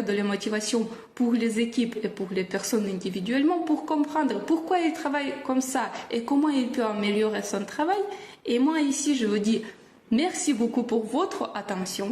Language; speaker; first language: French; non-native, fluent; Russian